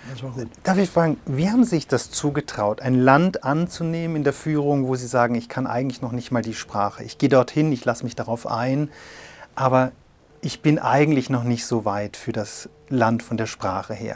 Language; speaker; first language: German; native; German